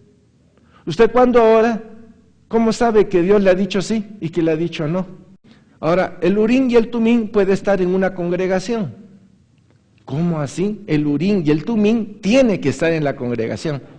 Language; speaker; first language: Spanish; native; Spanish